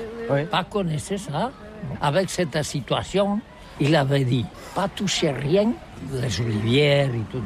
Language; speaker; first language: French; non-native, learner; Catalan